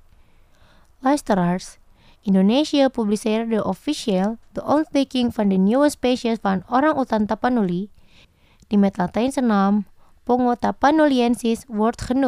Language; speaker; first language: Dutch; non-native, fluent; Indonesian